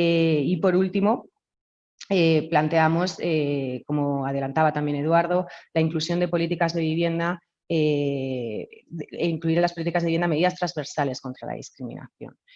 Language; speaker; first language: Spanish; native; Spanish